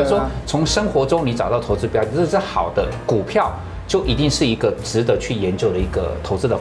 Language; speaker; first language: Chinese; native; Chinese